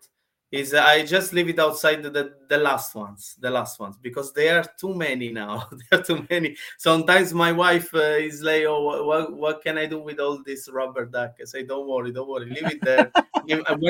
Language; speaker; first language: English; non-native, learner; Italian